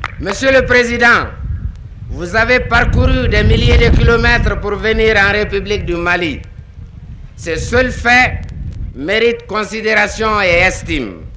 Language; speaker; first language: French; non-native, local second language; Bambara